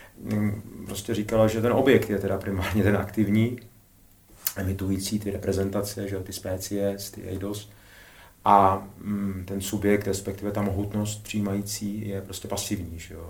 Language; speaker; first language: Czech; native; Czech